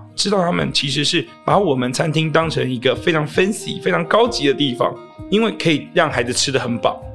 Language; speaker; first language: Chinese; native; Chinese